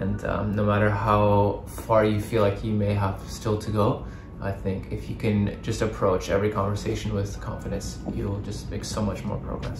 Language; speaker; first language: English; native; English